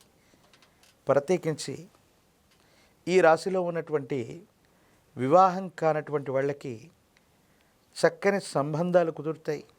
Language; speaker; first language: Telugu; native; Telugu